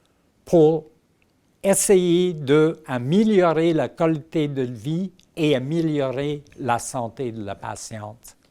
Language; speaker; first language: French; non-native, fluent; English